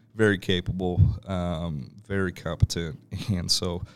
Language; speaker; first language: English; native; English